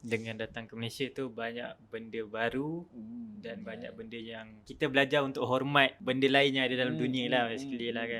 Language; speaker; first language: Malay; native; Malay